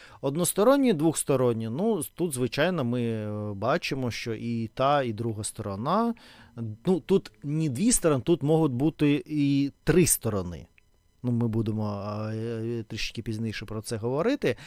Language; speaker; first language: Ukrainian; non-native, local second language; Russian